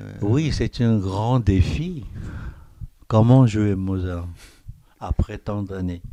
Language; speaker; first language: French; non-native, fluent; Korean